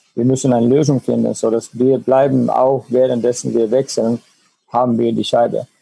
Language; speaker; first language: German; non-native, fluent; Finnish